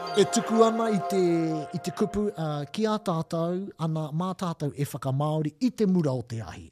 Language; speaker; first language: Māori; non-native, local second language; English